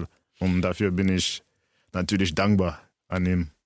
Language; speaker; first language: German; early bilingual, other home language; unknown